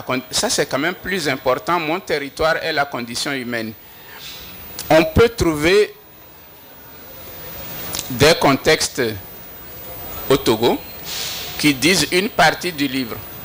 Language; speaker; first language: French; non-native, local second language; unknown